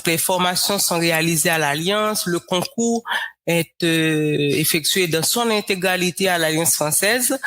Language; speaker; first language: French; non-native, local second language; Haitian Creole